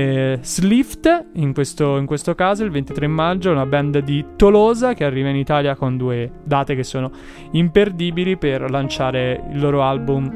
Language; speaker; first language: Italian; native; Italian